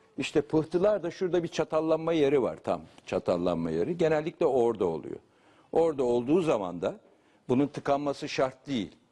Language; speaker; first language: Turkish; native; Turkish